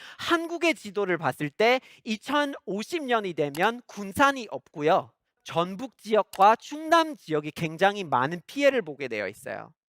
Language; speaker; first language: Korean; non-native, fluent; English